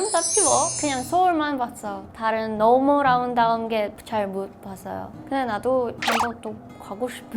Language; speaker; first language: Korean; non-native, learner; English